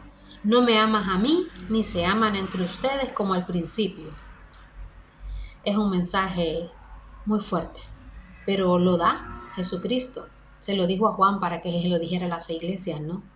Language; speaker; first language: Spanish; native; Spanish